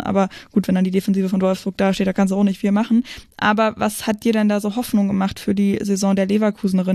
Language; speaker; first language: German; native; German